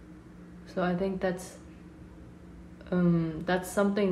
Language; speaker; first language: English; non-native, local second language; Cantonese